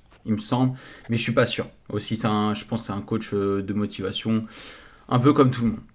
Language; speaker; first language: French; native; French